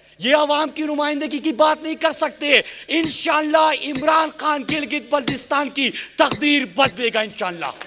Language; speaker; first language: Urdu; non-native, local second language; Pashto